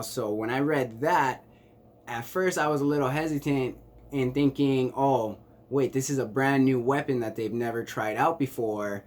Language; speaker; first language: English; native; English